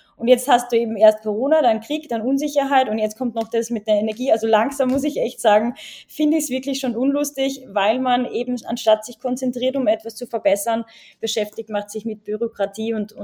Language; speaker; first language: German; native; German